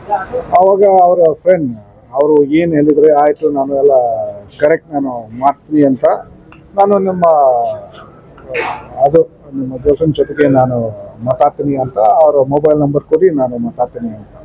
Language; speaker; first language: Kannada; non-native, local second language; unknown